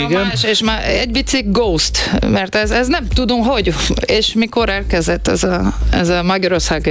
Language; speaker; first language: Hungarian; non-native, learner; Portuguese